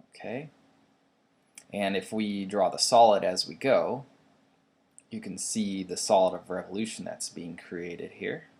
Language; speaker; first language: English; native; English